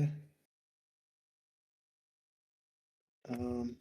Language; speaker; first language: French; non-native, learner; Russian